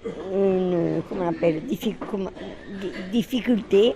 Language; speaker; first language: French; native; French